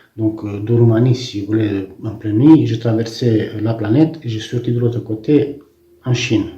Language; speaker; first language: French; non-native, fluent; Romanian